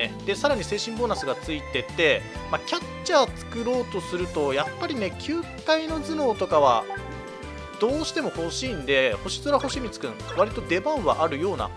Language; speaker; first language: Japanese; native; Japanese